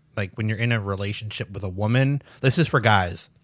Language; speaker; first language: English; early bilingual, other home language; Ukrainian